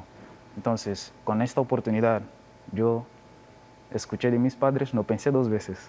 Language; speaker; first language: Spanish; non-native, learner; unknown